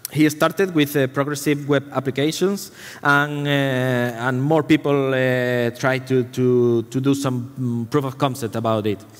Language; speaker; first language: English; non-native, fluent; Spanish